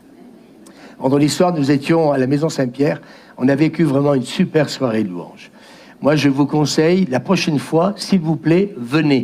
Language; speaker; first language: French; native; French